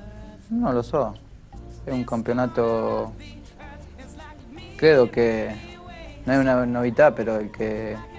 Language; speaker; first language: Italian; non-native, fluent; Spanish